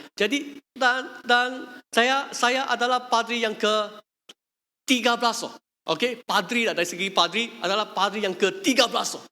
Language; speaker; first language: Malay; non-native, local second language; Chinese